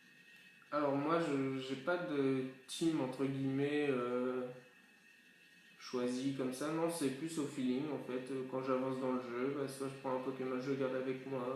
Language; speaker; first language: French; native; French